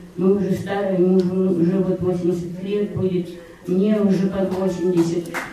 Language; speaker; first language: Russian; native; Russian